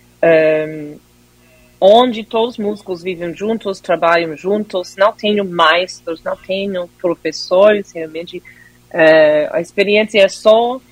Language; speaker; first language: Portuguese; non-native, fluent; English